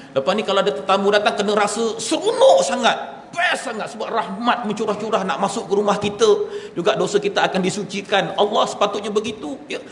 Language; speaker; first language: Malay; native; Malay